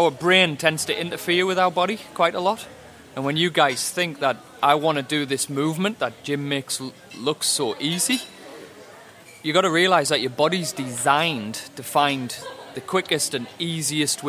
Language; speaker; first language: English; native; English